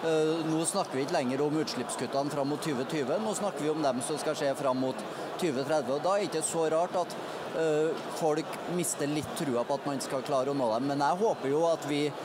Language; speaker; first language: Norwegian; native; Norwegian